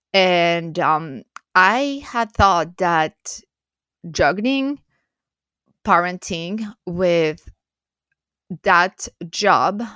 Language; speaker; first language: English; non-native, fluent; French